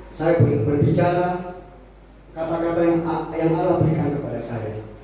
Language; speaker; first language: Indonesian; native; Indonesian